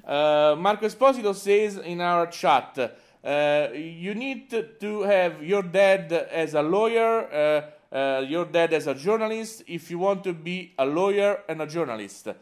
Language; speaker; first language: English; non-native, fluent; Italian